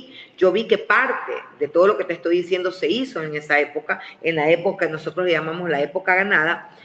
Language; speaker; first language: Spanish; native; Spanish